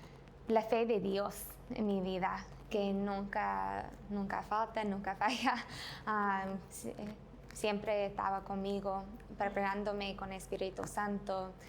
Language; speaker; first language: Spanish; non-native, learner; English